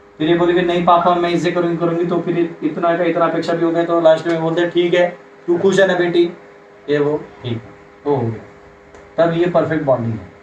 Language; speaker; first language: Hindi; non-native, local second language; Marathi